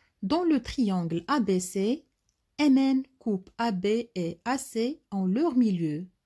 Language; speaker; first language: French; non-native, local second language; Arabic